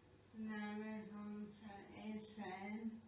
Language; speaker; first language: Swedish; non-native, fluent; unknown